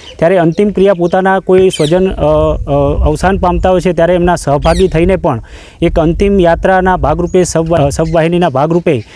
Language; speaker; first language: Gujarati; native; Gujarati